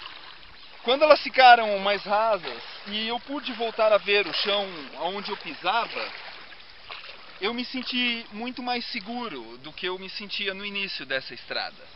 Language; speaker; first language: Portuguese; native; Portuguese